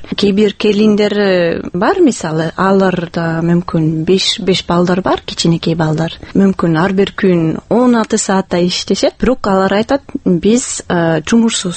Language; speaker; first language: Kyrgyz; non-native, fluent; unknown